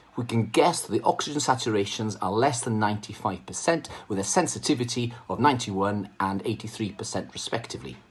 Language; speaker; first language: English; non-native, local second language; Welsh